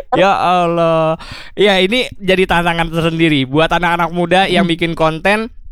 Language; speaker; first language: Indonesian; native; Indonesian